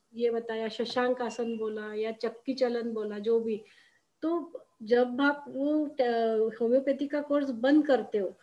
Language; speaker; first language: Hindi; non-native, local second language; Marathi